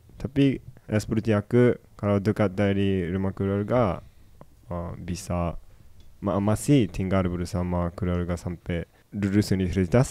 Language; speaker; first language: Indonesian; non-native, fluent; Japanese